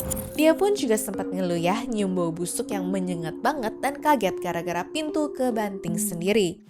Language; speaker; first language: Indonesian; native; Indonesian